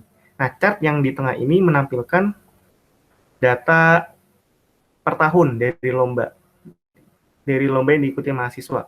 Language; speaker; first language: Indonesian; native; Indonesian